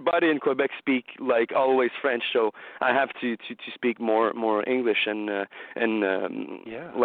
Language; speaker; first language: English; non-native, learner; French